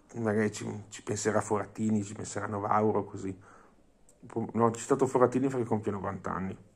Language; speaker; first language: Italian; non-native, fluent; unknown